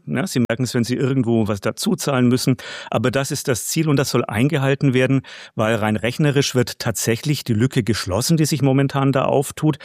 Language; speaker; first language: German; native; German